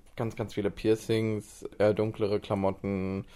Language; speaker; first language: German; native; German